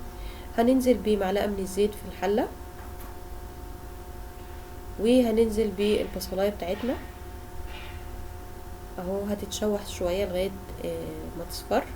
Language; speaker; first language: Arabic; native; Arabic